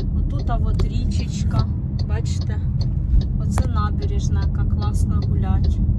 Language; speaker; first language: Ukrainian; native; Ukrainian